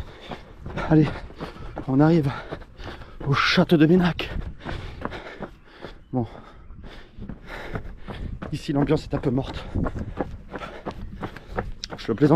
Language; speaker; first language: French; native; French